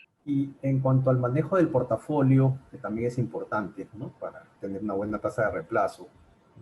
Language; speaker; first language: Spanish; native; Spanish